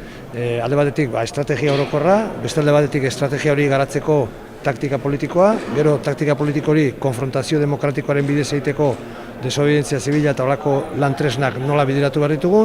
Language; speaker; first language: Basque; native; Basque